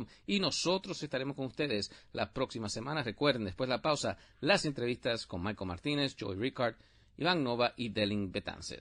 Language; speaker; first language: Spanish; native; Spanish